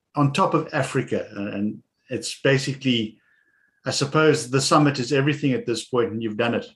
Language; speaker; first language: English; native; English